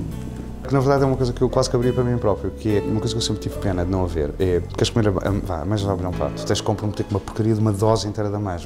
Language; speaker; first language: Portuguese; native; Portuguese